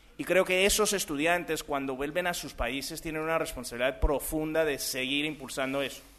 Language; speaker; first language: Spanish; early bilingual, other home language; English